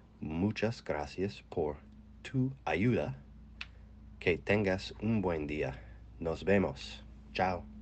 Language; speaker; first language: Spanish; non-native, learner; English